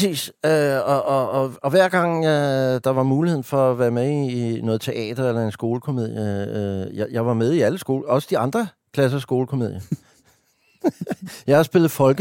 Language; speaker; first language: Danish; native; Danish